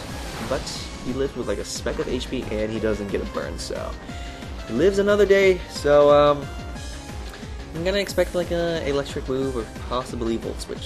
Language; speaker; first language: English; native; English